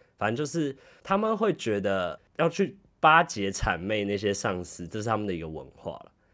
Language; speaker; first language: Chinese; native; Chinese